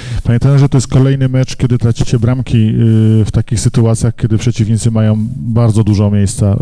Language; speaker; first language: Polish; native; Polish